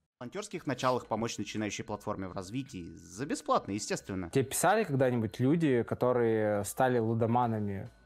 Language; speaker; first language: Russian; native; Russian